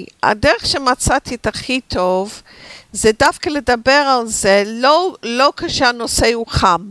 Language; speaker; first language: Hebrew; non-native, fluent; English